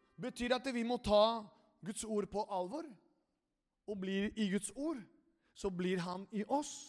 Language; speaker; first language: Norwegian; non-native, fluent; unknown